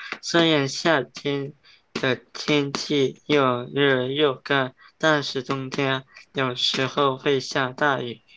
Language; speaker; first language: Chinese; non-native, learner; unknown